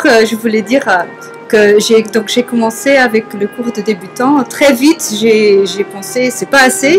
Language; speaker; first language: French; non-native, fluent; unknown